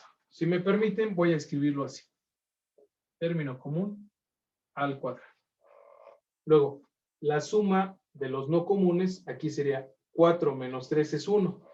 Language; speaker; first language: Spanish; native; Spanish